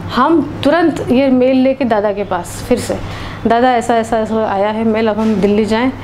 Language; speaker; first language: Hindi; non-native, local second language; Marathi